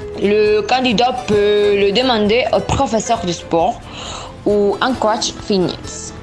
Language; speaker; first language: French; non-native, learner; Spanish